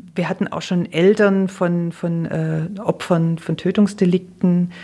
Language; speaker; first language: German; native; German